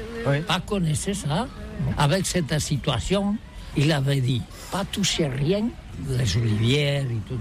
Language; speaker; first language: French; non-native, learner; Catalan